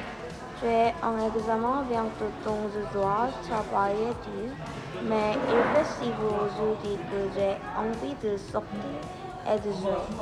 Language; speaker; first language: French; non-native, learner; Korean